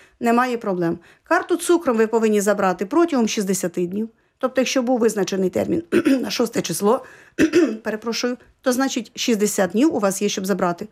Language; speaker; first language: Ukrainian; native; Ukrainian